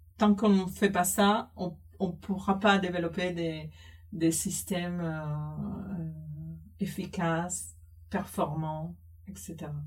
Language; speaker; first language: French; non-native, fluent; Spanish